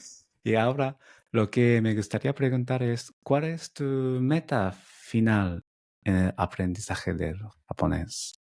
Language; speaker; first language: Spanish; non-native, fluent; Japanese